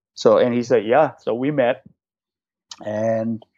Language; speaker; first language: English; non-native, fluent; Indonesian